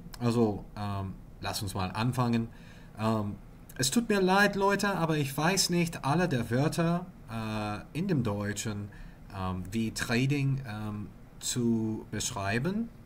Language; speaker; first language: German; non-native, learner; English